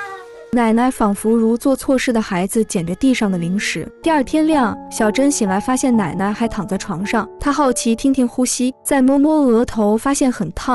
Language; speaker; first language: Chinese; native; Chinese